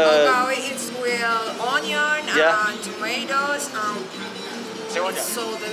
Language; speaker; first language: English; non-native, fluent; Spanish